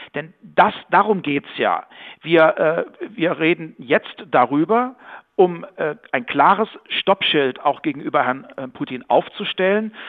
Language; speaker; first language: German; native; German